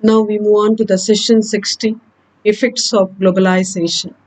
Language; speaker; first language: English; non-native, local second language; Kannada